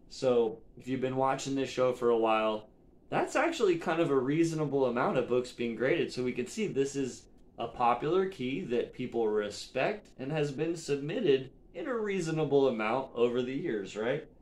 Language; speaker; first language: English; native; English